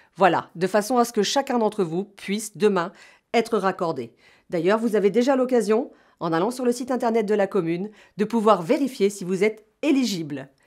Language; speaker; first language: French; native; French